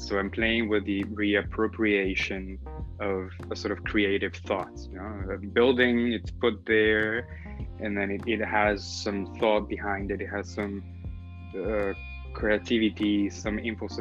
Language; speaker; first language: English; non-native, fluent; Spanish